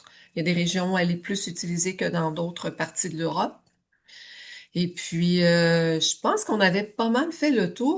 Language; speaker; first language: French; native; French